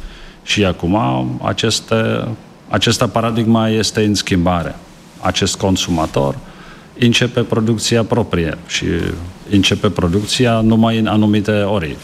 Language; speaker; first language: Romanian; non-native, learner; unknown